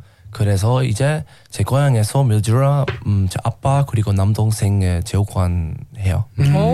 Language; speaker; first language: Korean; non-native, learner; English